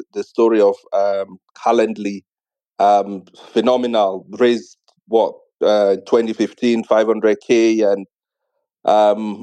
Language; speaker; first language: English; non-native, local second language; Igbo